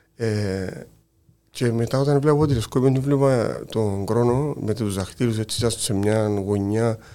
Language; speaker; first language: Greek; native; Greek